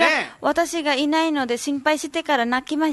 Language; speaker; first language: Japanese; non-native, learner; Nepali